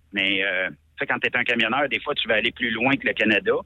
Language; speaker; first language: French; native; French